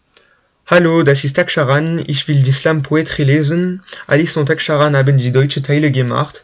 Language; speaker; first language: German; non-native, learner; French